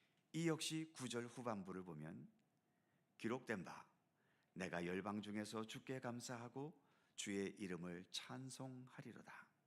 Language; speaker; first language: Korean; native; Korean